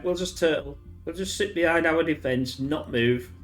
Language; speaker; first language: English; native; English